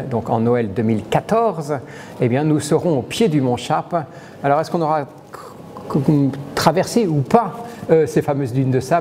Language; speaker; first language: French; native; French